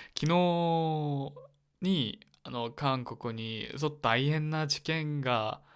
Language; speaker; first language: Japanese; non-native, learner; Korean